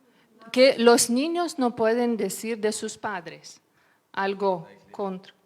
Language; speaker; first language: Spanish; non-native, learner; Lithuanian